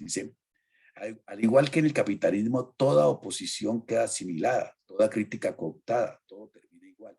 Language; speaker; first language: Spanish; native; Spanish